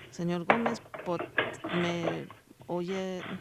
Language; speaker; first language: Spanish; non-native, learner; Chinese